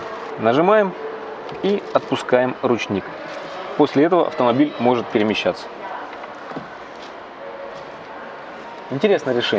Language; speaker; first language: Russian; native; Russian